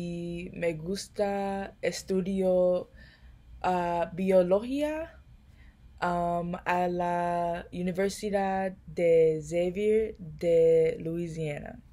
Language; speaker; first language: Spanish; non-native, learner; English